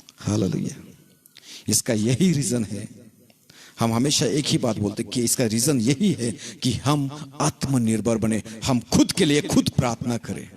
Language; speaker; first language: Hindi; non-native, local second language; Marathi